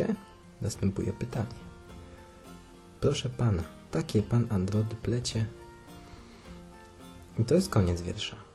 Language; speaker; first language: Polish; native; Polish